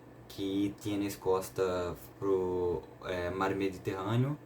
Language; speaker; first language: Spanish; non-native, learner; Portuguese